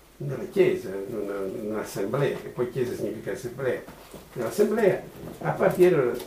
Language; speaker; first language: Italian; native; Italian